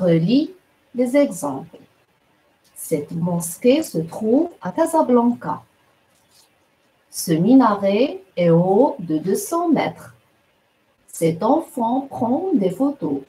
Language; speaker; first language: French; non-native, local second language; Arabic